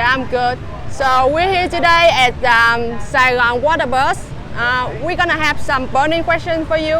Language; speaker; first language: English; non-native, fluent; Vietnamese